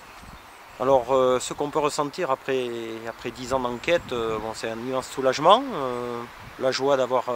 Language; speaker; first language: French; native; French